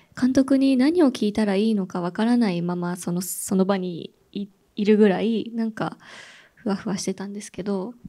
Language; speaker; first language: Japanese; native; Japanese